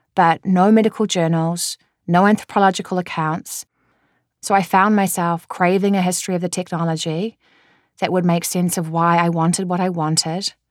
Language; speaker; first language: English; native; English